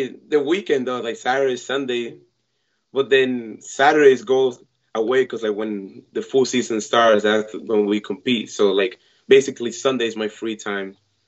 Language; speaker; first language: English; non-native, fluent; Spanish